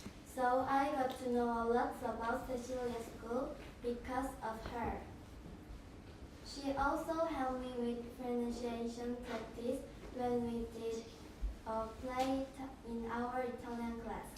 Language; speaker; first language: English; non-native, learner; Korean